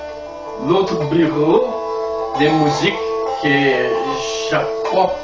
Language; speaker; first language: French; non-native, learner; Spanish